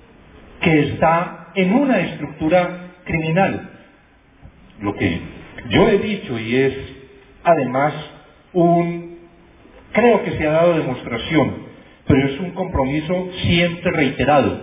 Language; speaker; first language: Spanish; native; Spanish